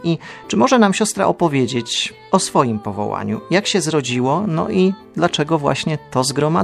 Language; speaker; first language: Polish; native; Polish